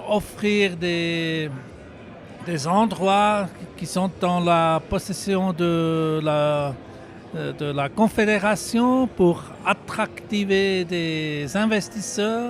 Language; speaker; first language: French; non-native, local second language; German